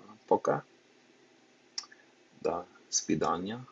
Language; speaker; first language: Russian; non-native, learner; English